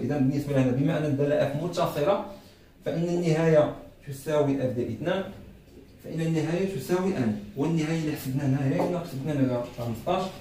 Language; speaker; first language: Arabic; native; Arabic